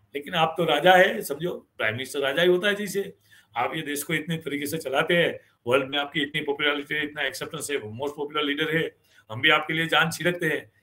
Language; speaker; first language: Hindi; non-native, local second language; Gujarati